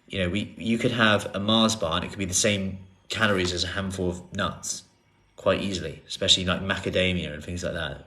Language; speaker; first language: English; native; English